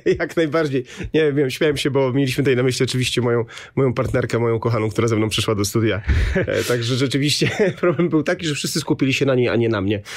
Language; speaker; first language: Polish; native; Polish